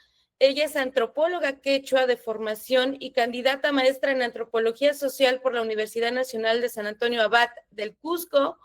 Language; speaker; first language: Spanish; native; Spanish